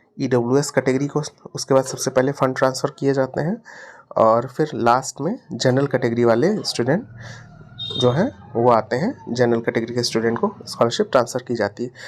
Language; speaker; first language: Hindi; native; Hindi